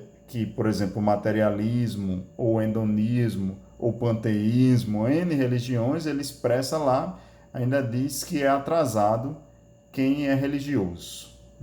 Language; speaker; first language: Portuguese; native; Portuguese